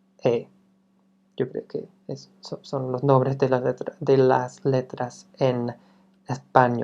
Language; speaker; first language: Spanish; non-native, fluent; English